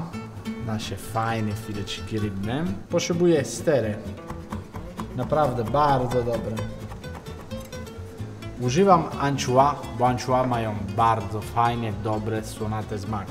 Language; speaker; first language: Polish; non-native, learner; Italian